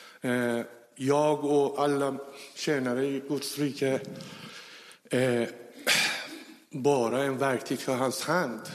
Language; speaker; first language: Swedish; non-native, fluent; Persian